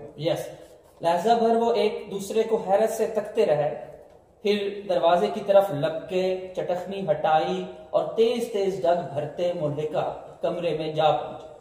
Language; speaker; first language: Urdu; non-native, local second language; Punjabi